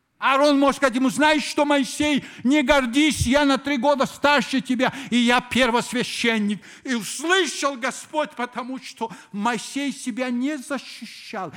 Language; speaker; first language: Russian; early bilingual, heritage; Russian